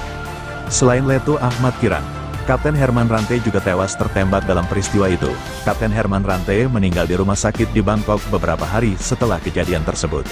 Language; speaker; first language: Indonesian; native; Indonesian